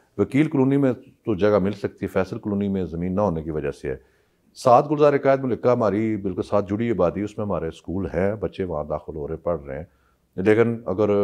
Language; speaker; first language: Urdu; non-native, local second language; Punjabi